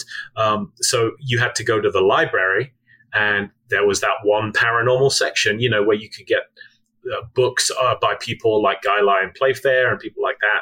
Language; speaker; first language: English; native; English